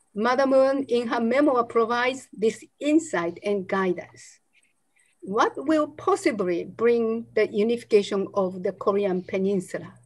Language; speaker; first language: English; non-native, fluent; Japanese